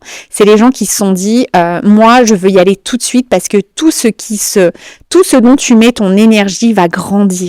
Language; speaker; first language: French; native; French